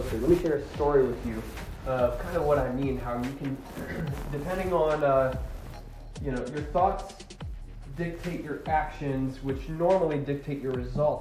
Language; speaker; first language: English; native; English